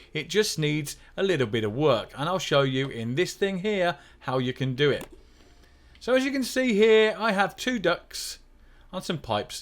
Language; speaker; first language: English; native; English